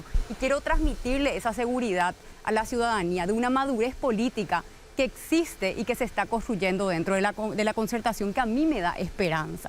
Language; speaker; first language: Spanish; native; Spanish